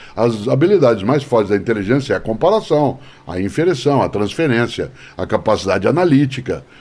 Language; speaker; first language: Portuguese; native; Portuguese